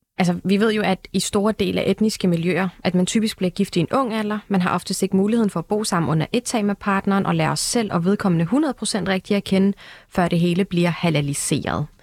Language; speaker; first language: Danish; early bilingual, other home language; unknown